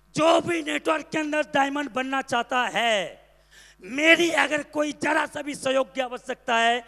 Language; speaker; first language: Hindi; non-native, local second language; Bangla